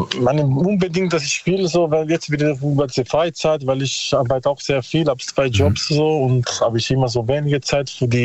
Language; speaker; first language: German; non-native, learner; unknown